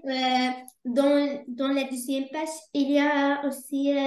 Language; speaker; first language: French; non-native, learner; Arabic